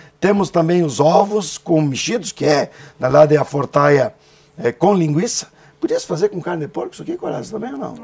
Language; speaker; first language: Portuguese; native; Portuguese